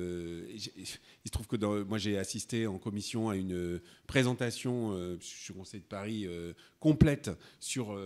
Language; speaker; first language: French; native; French